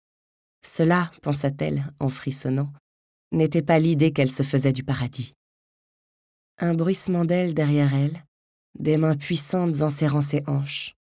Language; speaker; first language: French; native; French